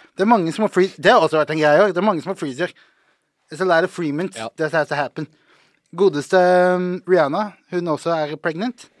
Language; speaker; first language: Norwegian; native; Norwegian